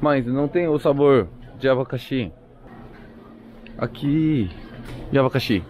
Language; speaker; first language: Portuguese; non-native, learner; Korean